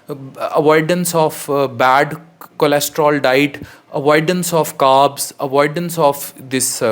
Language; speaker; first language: Urdu; native; Urdu